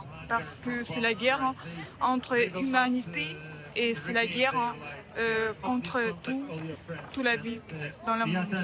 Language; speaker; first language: French; non-native, learner; Ukrainian